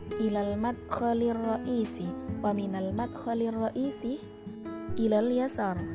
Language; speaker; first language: Arabic; non-native, learner; Indonesian